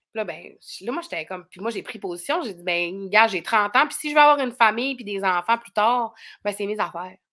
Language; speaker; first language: French; native; French